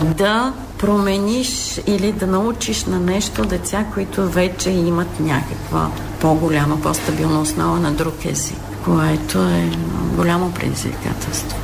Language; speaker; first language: Bulgarian; non-native, local second language; Turkish